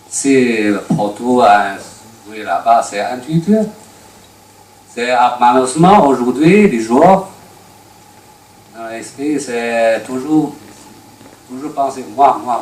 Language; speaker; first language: French; non-native, learner; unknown